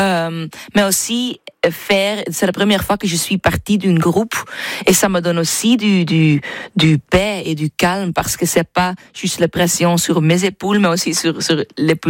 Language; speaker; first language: French; non-native, learner; English